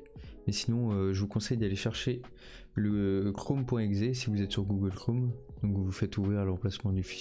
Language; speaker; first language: French; native; French